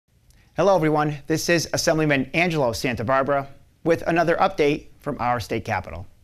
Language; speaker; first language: English; native; English